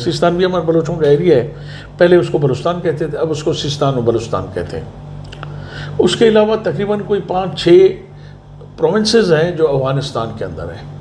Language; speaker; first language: Urdu; non-native, local second language; Baluchi